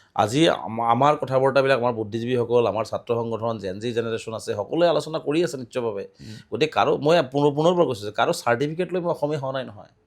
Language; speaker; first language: Assamese; non-native, local second language; Bangla